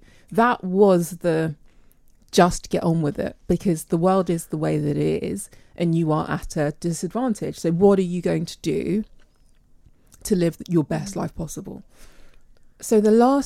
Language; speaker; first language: English; native; English